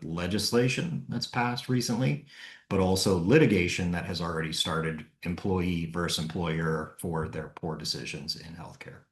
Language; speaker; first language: English; native; English